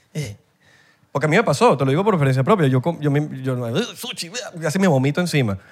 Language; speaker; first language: Spanish; native; Spanish